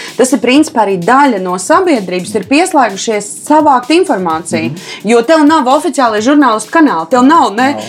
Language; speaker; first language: Latvian; native; Latvian